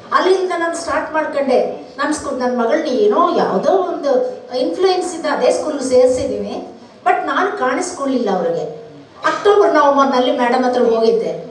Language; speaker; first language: Kannada; non-native, local second language; Telugu